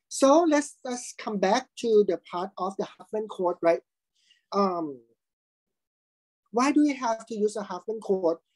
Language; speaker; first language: English; non-native, fluent; Thai